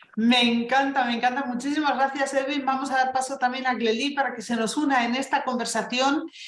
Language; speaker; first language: Spanish; early bilingual, other home language; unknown